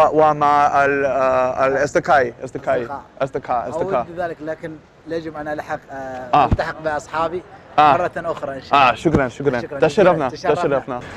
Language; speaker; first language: Arabic; non-native, learner; Dutch